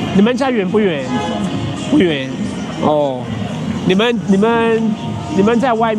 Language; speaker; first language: Chinese; non-native, fluent; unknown